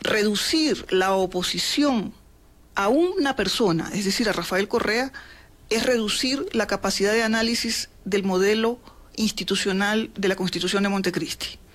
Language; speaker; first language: Spanish; native; Spanish